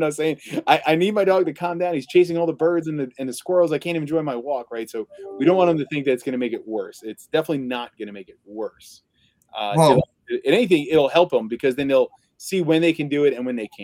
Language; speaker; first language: English; native; English